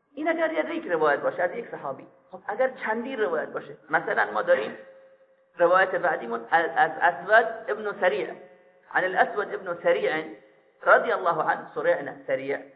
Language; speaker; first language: Persian; native; Persian